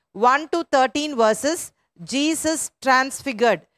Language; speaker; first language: English; non-native, local second language; Tamil